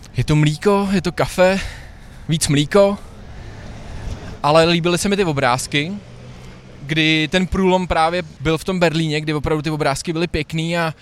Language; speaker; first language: Czech; native; Czech